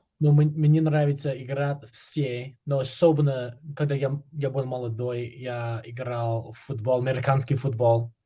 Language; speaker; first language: Russian; non-native, learner; English